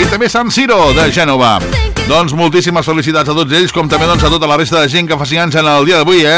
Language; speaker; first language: Catalan; native; Catalan